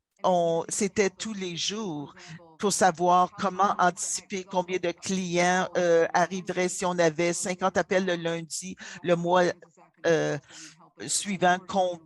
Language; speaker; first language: French; non-native, local second language; English